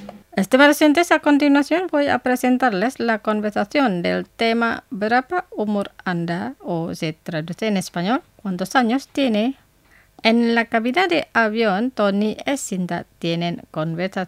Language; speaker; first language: Spanish; non-native, fluent; Indonesian